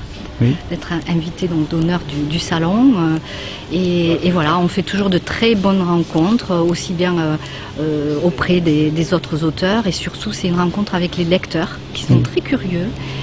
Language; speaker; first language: French; native; French